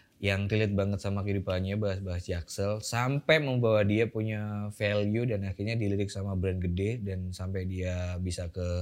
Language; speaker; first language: Indonesian; native; Indonesian